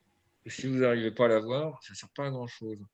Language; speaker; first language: French; native; French